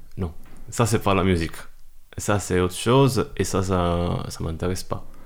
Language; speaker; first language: French; non-native, fluent; Italian